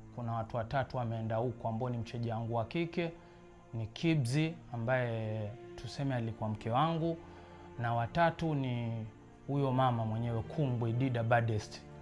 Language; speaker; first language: Swahili; native; Swahili